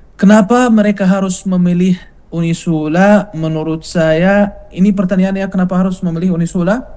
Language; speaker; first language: Indonesian; non-native, fluent; Arabic